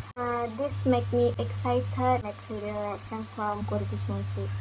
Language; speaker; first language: English; non-native, learner; Indonesian